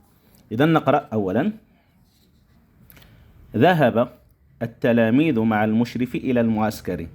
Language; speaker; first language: Arabic; non-native, fluent; Indonesian